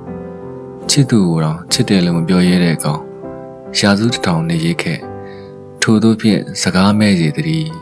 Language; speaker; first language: Burmese; native; Burmese